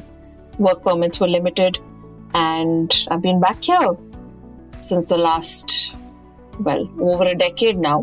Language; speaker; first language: English; non-native, local second language; Punjabi